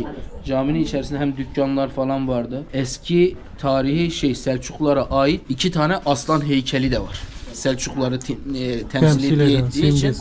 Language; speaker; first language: Turkish; native; Turkish